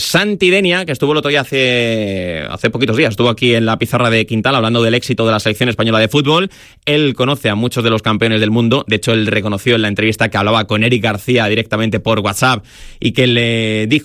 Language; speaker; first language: Spanish; native; Spanish